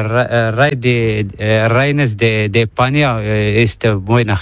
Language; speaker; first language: Spanish; non-native, learner; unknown